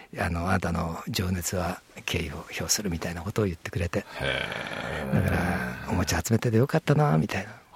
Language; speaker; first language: Japanese; native; Japanese